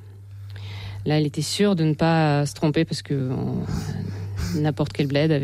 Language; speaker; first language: French; non-native, fluent; Russian